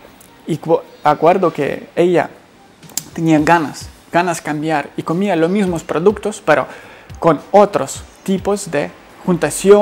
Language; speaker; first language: Spanish; non-native, fluent; Ukrainian